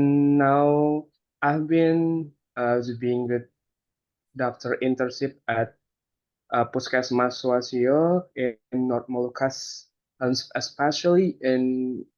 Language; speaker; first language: English; non-native, learner; Indonesian